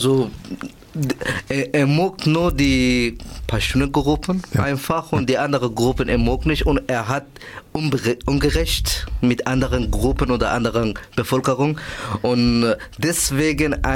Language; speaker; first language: German; non-native, learner; Persian